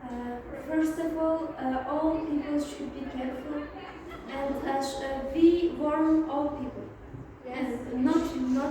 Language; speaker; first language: English; non-native, fluent; Uzbek